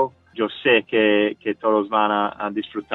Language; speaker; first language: Spanish; non-native, learner; English